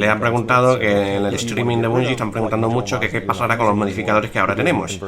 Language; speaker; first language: Spanish; native; Spanish